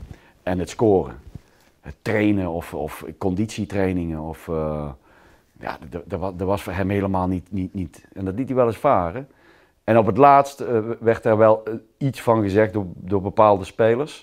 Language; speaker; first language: Dutch; native; Dutch